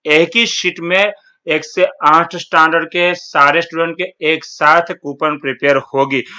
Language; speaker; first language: Hindi; non-native, local second language; Gujarati